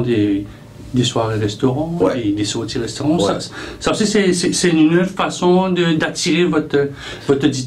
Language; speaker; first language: French; non-native, local second language; Morisyen